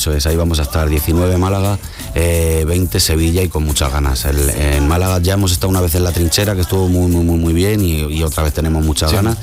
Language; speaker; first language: Spanish; native; Spanish